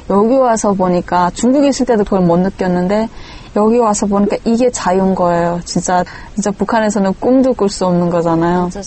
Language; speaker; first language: Korean; native; Korean